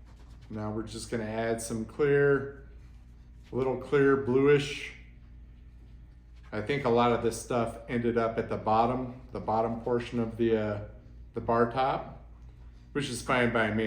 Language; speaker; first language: English; native; English